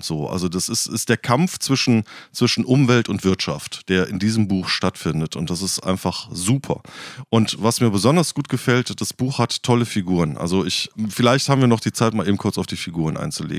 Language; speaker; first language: German; native; German